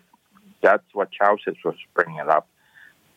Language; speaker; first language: English; non-native, local second language; Cantonese